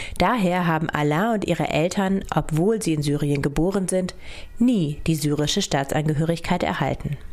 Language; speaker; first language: German; native; German